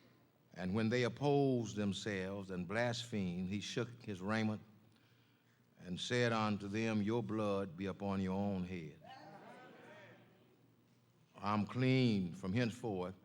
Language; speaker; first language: English; native; English